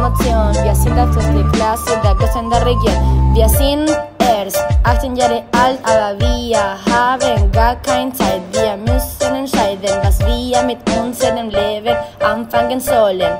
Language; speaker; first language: German; non-native, learner; Spanish